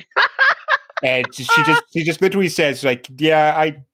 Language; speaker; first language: English; native; English